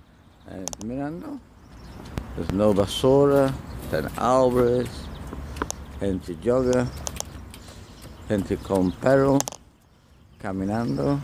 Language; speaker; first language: Spanish; non-native, learner; English